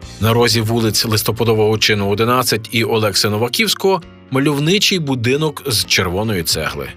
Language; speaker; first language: Ukrainian; native; Ukrainian